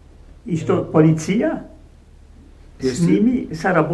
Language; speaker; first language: Russian; non-native, learner; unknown